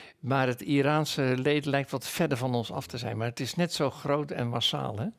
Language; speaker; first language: Dutch; native; Dutch